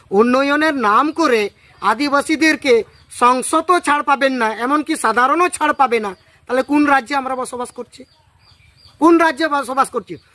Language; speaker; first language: Bangla; non-native, local second language; Santali